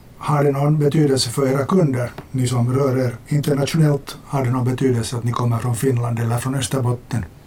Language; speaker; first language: Swedish; native; Swedish